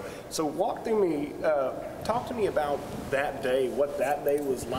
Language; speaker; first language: English; native; English